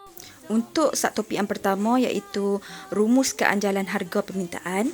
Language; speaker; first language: Malay; native; Malay